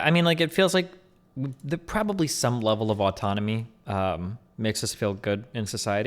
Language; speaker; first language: English; native; English